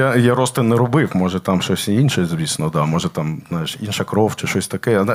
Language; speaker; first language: Ukrainian; non-native, local second language; Russian